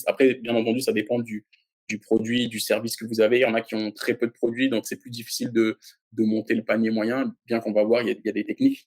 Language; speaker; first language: French; native; French